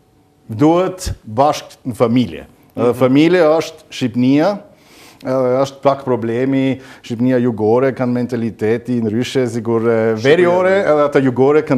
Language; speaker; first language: Albanian; non-native, learner; German